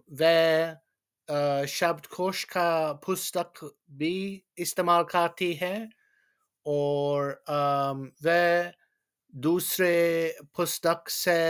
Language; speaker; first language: Hindi; non-native, learner; English